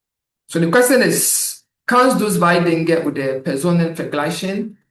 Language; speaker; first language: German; non-native, learner; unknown